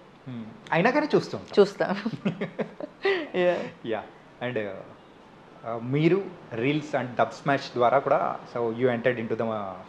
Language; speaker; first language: Telugu; native; Telugu